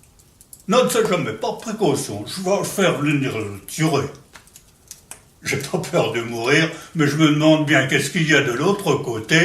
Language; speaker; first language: French; native; French